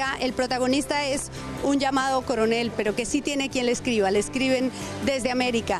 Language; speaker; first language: Spanish; native; Spanish